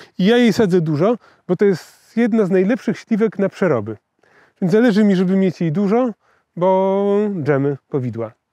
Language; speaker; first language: Polish; native; Polish